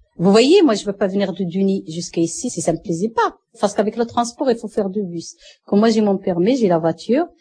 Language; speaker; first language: French; non-native, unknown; Arabic